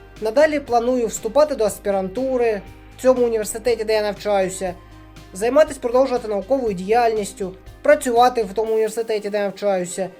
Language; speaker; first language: Ukrainian; native; Ukrainian